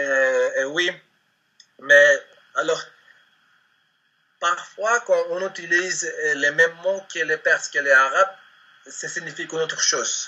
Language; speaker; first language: French; non-native, learner; Spanish